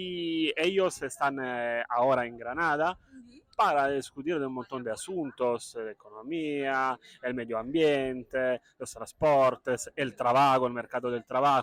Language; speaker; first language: Spanish; non-native, fluent; Italian